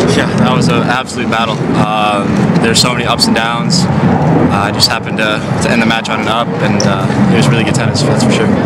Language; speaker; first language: English; native; English